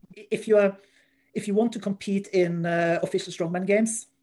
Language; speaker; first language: English; non-native, fluent; Norwegian